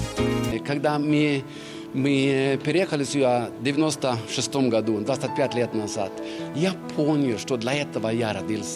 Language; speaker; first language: Russian; non-native, fluent; Norwegian